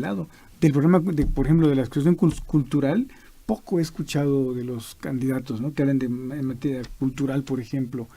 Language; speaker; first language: Spanish; native; Spanish